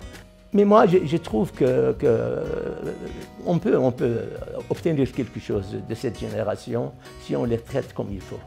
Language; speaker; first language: French; non-native, fluent; Arabic